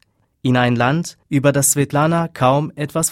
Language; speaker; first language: German; native; German